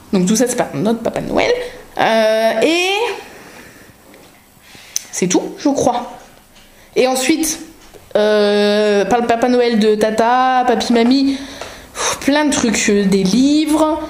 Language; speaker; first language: French; native; French